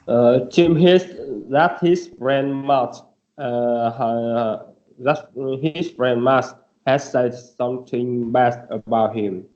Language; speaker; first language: English; non-native, learner; Vietnamese